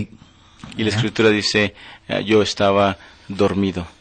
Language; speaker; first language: Spanish; native; Spanish